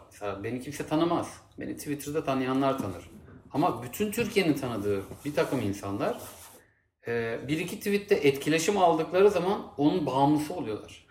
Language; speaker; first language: Turkish; native; Turkish